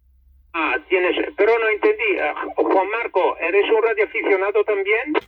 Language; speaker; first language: Spanish; non-native, fluent; Italian